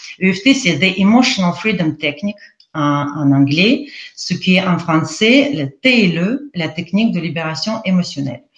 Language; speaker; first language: French; non-native, fluent; Russian